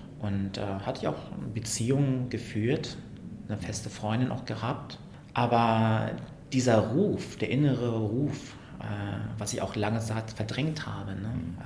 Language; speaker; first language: German; early bilingual, other home language; Vietnamese